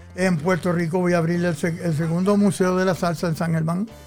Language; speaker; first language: Spanish; early bilingual, heritage; Spanish